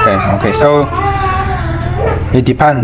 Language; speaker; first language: English; non-native, fluent; Chinese